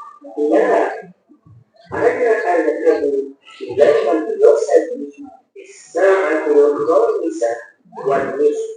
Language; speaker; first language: Arabic; non-native, learner; Indonesian